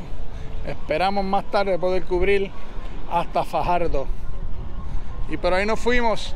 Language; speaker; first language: Spanish; native; Spanish